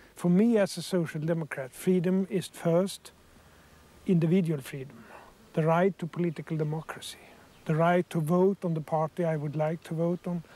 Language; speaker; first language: English; non-native, fluent; Swedish